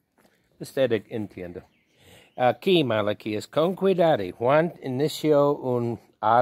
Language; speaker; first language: Spanish; non-native, learner; English